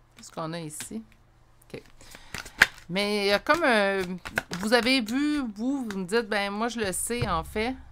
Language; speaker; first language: French; native; French